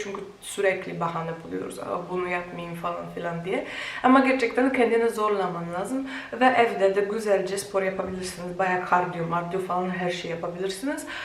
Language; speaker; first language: Turkish; non-native, fluent; Polish